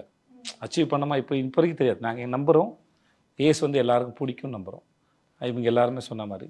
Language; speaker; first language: Tamil; native; Tamil